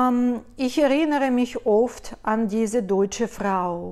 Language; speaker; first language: German; non-native, fluent; Russian